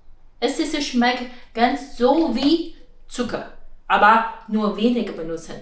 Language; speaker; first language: German; non-native, learner; Chinese